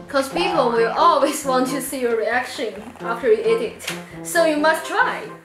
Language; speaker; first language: English; non-native, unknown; Chinese